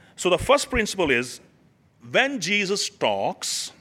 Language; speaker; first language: English; non-native, local second language; Urdu